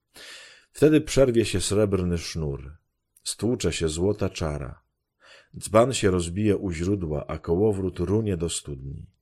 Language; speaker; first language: Polish; native; Polish